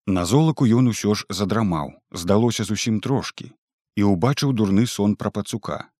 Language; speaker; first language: Belarusian; native; Belarusian